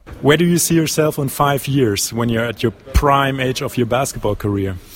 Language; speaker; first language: English; non-native, fluent; German